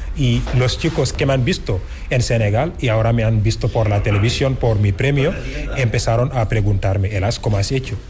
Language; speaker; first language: Spanish; non-native, fluent; Wolof